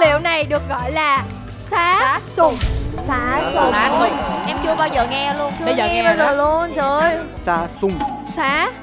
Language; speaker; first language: Vietnamese; native; Vietnamese